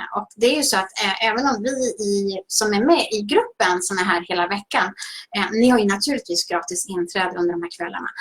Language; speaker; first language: Swedish; native; Swedish